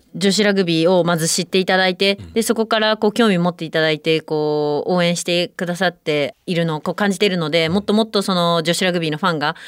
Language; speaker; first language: Japanese; native; Japanese